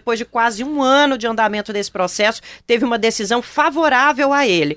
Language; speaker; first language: Portuguese; native; Portuguese